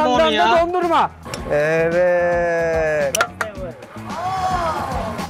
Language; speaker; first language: Turkish; native; Turkish